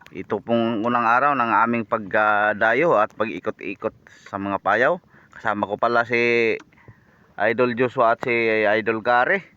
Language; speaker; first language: Filipino; non-native, local second language; Cebuano